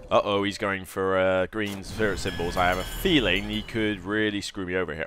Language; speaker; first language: English; native; English